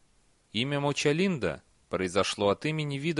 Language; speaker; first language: Russian; native; Russian